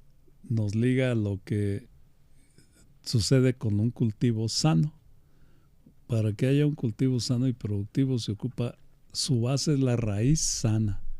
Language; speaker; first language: Spanish; native; Spanish